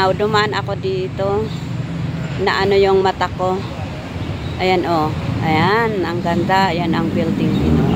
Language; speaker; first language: Filipino; native; Filipino